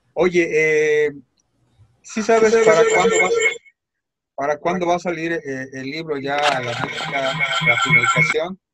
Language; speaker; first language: Spanish; native; Spanish